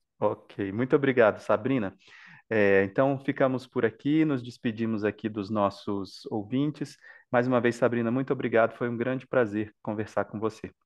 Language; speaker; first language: Portuguese; native; Portuguese